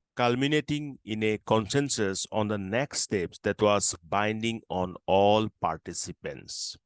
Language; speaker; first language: English; non-native, local second language; Assamese